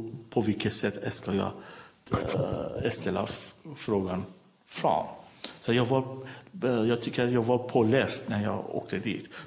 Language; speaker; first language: Swedish; non-native, learner; Persian